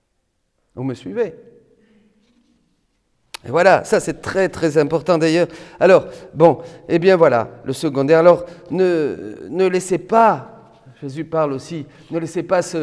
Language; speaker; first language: French; native; French